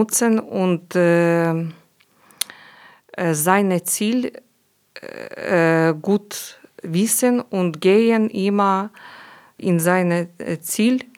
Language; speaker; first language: German; non-native, learner; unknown